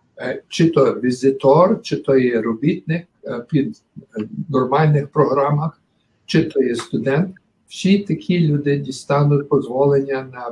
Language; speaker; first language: Ukrainian; early bilingual, heritage; Ukrainian